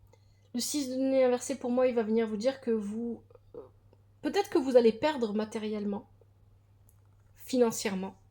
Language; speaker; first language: French; native; French